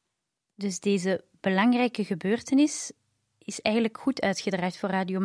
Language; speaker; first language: Dutch; native; Dutch